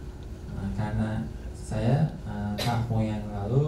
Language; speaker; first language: Indonesian; non-native, learner; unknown